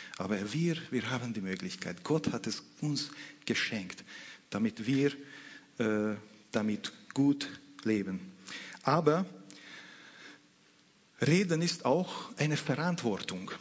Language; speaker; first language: German; non-native, fluent; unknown